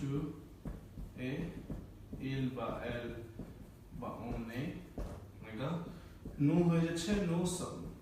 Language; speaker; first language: French; non-native, fluent; Bangla